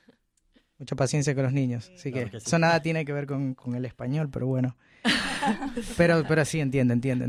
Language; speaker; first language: Spanish; native; Spanish